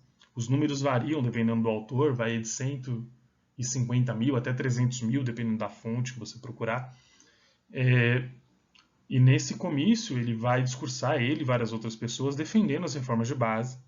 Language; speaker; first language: Portuguese; native; Portuguese